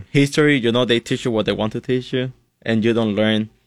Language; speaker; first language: English; non-native, fluent; Spanish